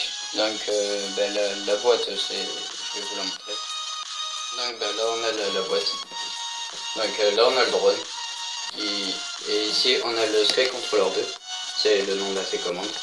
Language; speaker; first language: French; native; French